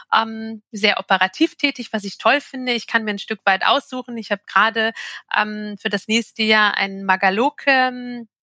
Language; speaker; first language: German; early bilingual, other home language; Turkish